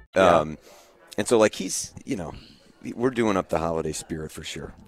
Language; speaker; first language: English; native; English